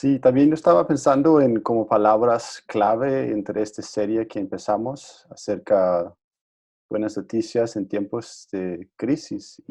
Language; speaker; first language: Spanish; non-native, fluent; Danish